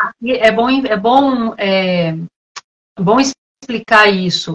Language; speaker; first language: Portuguese; native; Portuguese